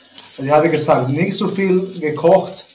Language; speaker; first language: German; non-native, learner; Spanish